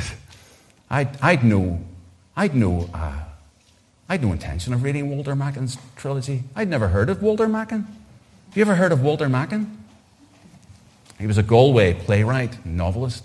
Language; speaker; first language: English; native; English